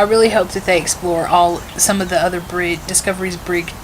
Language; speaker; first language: English; native; English